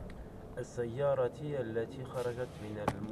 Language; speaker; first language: Arabic; non-native, learner; French